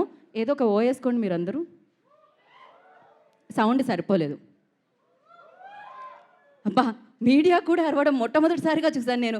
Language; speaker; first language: Telugu; native; Telugu